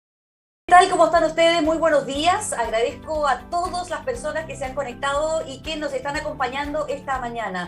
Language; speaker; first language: Spanish; native; Spanish